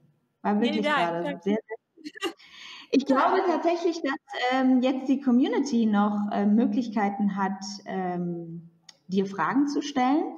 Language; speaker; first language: German; native; German